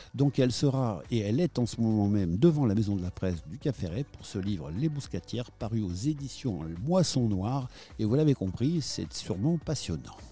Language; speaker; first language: French; native; French